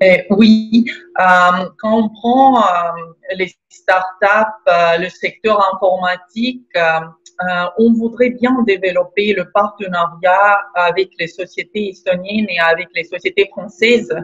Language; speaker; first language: French; non-native, fluent; Estonian